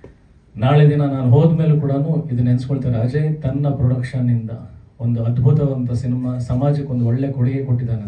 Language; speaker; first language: Kannada; native; Kannada